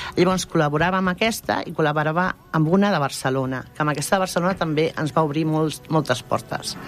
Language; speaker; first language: Catalan; non-native, local second language; Spanish